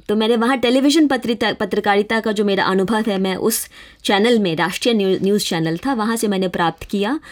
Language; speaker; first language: Hindi; non-native, local second language; Maithili